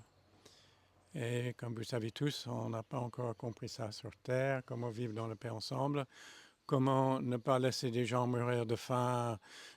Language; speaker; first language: French; non-native, fluent; English